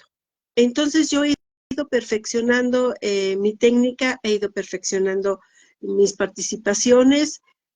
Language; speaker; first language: Spanish; native; Spanish